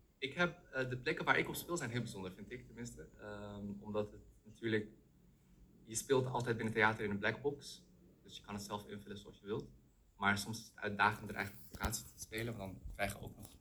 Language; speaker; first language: Dutch; early bilingual, other home language; Arabic